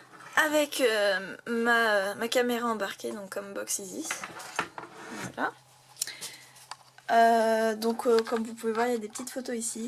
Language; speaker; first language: French; native; French